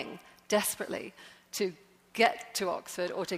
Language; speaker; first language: English; native; English